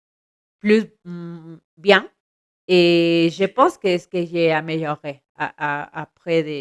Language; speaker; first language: French; non-native, learner; Spanish